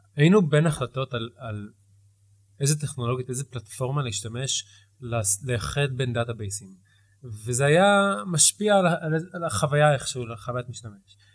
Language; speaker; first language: Hebrew; early bilingual, heritage; Hebrew